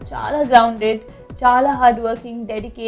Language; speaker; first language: Telugu; non-native, learner; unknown